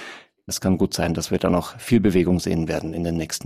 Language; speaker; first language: German; native; German